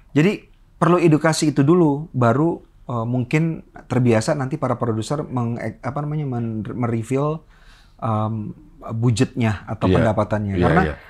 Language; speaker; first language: Indonesian; native; Indonesian